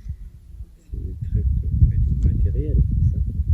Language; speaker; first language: French; non-native, local second language; Arabic